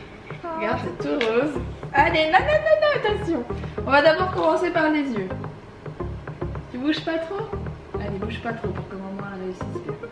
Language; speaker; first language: French; native; French